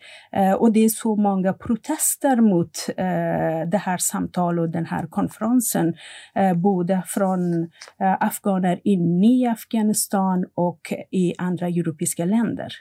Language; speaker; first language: Swedish; non-native, fluent; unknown